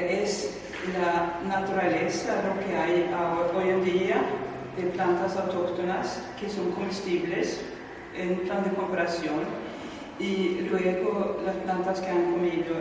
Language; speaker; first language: Spanish; non-native, fluent; Swedish